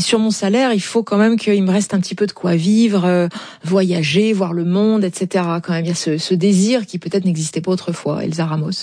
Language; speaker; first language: French; native; French